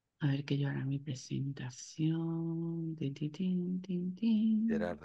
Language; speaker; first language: Spanish; non-native, learner; Portuguese